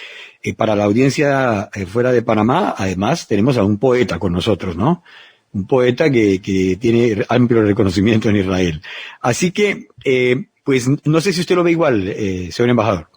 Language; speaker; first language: Spanish; native; Spanish